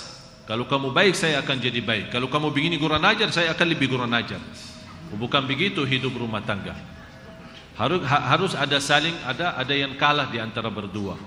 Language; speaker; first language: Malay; non-native, fluent; Arabic